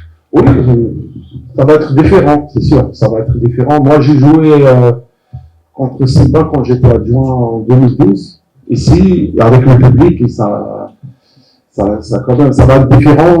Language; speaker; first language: French; non-native, local second language; Arabic